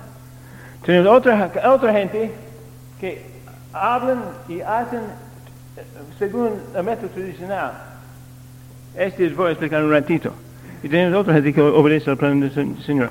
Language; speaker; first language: Spanish; non-native, learner; English